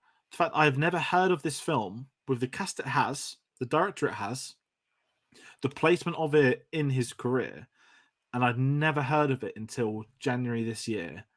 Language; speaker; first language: English; native; English